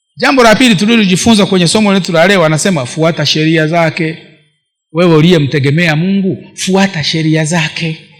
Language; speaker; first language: Swahili; non-native, local second language; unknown